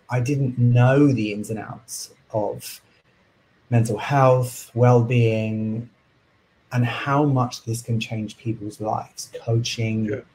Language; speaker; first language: English; native; English